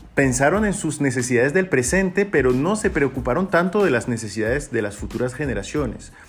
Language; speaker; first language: Spanish; non-native, fluent; French